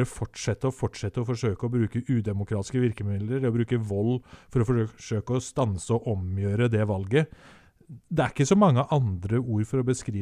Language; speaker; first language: Norwegian; native; Norwegian